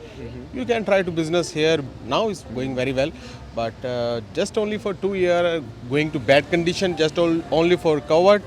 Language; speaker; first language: English; non-native, learner; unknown